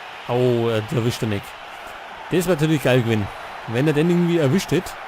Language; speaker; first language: German; native; German